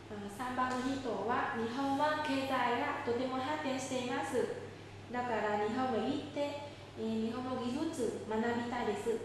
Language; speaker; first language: Japanese; non-native, fluent; Vietnamese